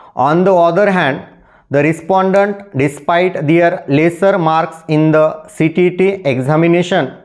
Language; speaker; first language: English; non-native, local second language; Marathi